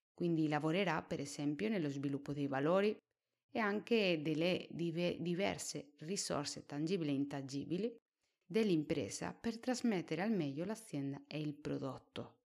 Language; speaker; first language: Italian; non-native, fluent; Spanish